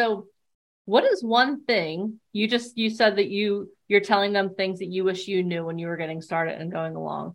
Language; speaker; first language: English; native; English